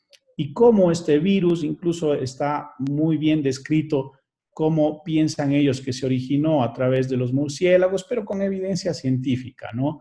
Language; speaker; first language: Spanish; native; Spanish